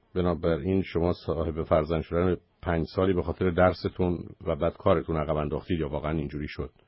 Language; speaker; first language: Persian; native; Persian